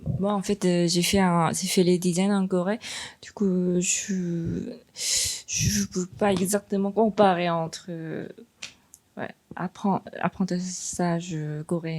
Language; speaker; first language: French; non-native, fluent; Korean